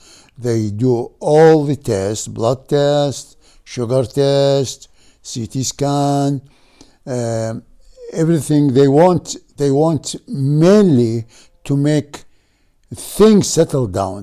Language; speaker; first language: English; non-native, fluent; Arabic